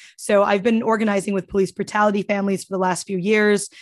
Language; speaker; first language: English; native; English